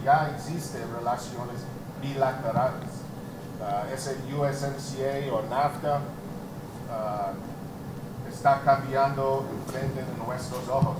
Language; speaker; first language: Spanish; non-native, learner; English